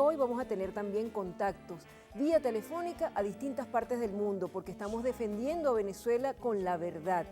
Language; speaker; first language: Spanish; native; Spanish